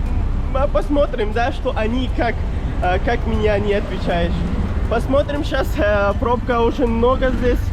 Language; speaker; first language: Russian; non-native, learner; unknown